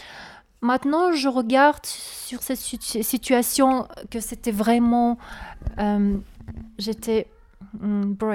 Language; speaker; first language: French; non-native, learner; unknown